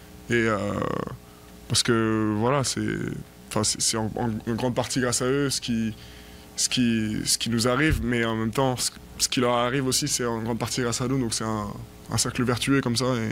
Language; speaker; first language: French; native; French